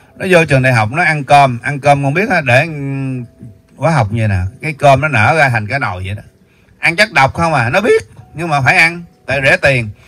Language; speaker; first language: Vietnamese; native; Vietnamese